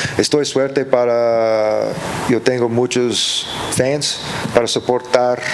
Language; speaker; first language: Spanish; early bilingual, heritage; English